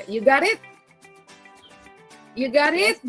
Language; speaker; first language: English; non-native, learner; Indonesian